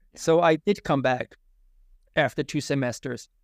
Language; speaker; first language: English; non-native, fluent; German